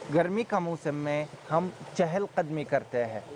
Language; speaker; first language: Hindi; non-native, learner; Arabic